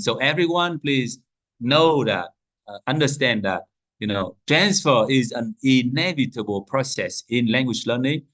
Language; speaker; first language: English; non-native, fluent; Vietnamese